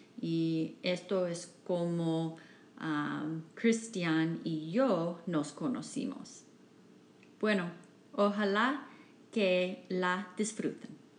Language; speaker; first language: Spanish; non-native, fluent; English